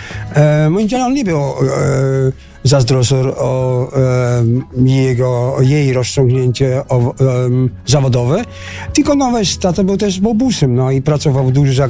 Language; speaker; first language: Polish; non-native, fluent; Dutch